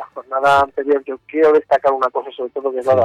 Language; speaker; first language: Spanish; native; Spanish